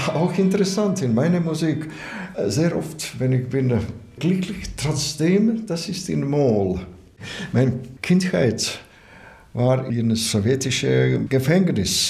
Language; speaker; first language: German; non-native, learner; Latvian